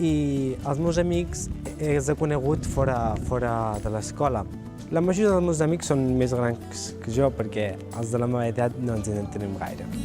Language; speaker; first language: Catalan; early bilingual, other home language; Georgian